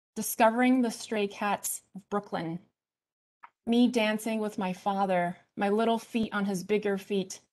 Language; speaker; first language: English; early bilingual, other home language; Chinese